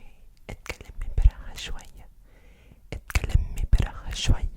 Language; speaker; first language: Arabic; non-native, learner; English